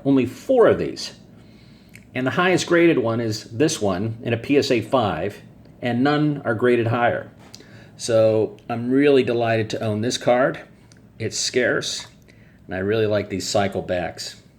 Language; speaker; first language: English; native; English